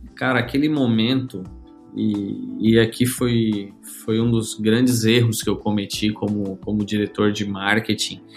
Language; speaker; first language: Portuguese; native; Portuguese